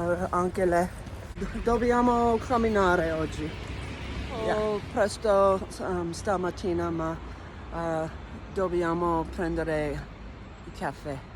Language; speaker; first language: Italian; non-native, learner; English